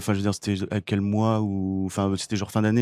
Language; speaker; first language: French; native; French